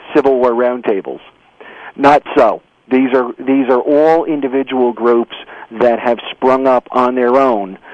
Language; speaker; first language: English; native; English